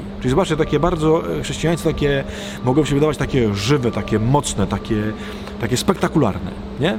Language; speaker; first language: Polish; native; Polish